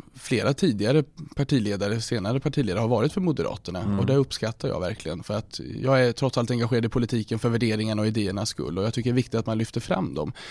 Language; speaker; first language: Swedish; native; Swedish